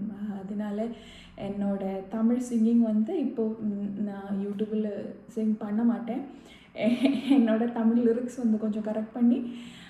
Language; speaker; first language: Tamil; non-native, learner; Malayalam